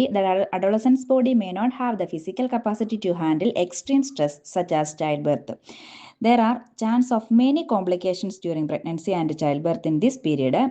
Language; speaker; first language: English; non-native, local second language; Malayalam